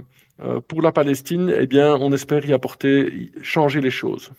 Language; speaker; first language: French; native; French